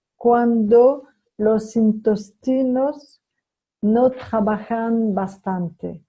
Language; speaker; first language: Spanish; non-native, fluent; French